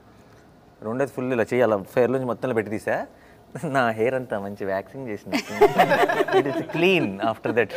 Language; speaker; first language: Telugu; native; Telugu